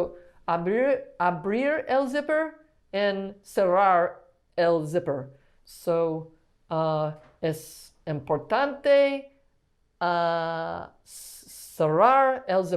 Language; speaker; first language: Spanish; non-native, learner; English